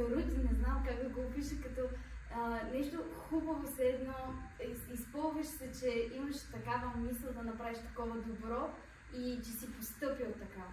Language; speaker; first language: Bulgarian; native; Bulgarian